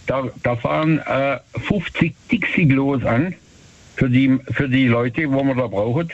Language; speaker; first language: German; native; German